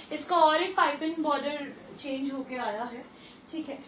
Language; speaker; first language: Hindi; non-native, local second language; Bangla